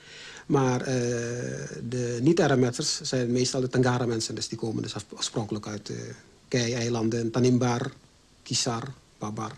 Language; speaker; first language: Dutch; early bilingual, other home language; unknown